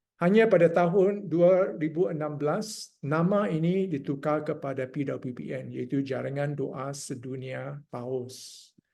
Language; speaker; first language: Malay; non-native, local second language; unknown